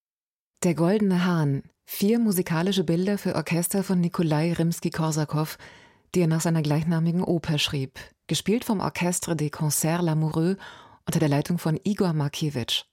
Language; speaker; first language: German; native; German